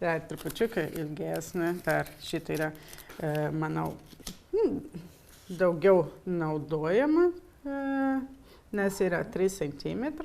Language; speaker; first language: Lithuanian; early bilingual, heritage; Lithuanian